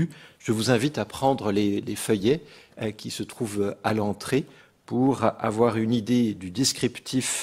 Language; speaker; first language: French; native; French